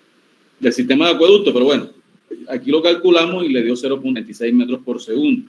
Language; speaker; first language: Spanish; native; Spanish